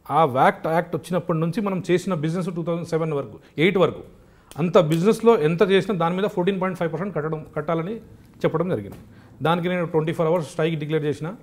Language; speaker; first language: Telugu; non-native, local second language; Urdu